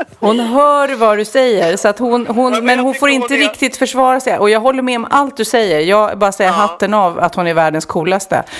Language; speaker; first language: Swedish; native; Swedish